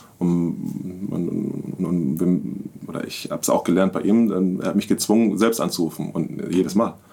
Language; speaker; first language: German; native; German